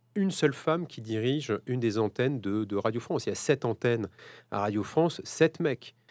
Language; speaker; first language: French; native; French